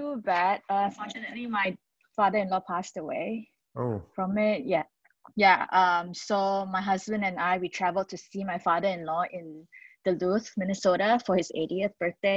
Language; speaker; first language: English; non-native, local second language; Cantonese